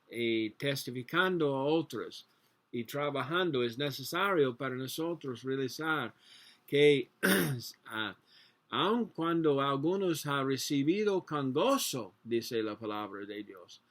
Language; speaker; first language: Spanish; non-native, learner; English